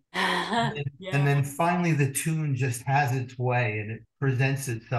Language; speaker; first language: English; native; English